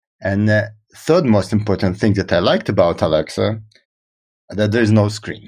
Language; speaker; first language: English; non-native, fluent; Russian